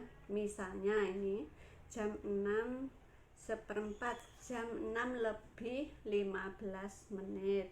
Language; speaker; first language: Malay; non-native, local second language; Javanese